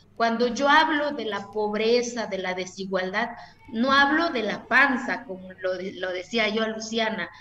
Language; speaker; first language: Spanish; non-native, local second language; Zapotec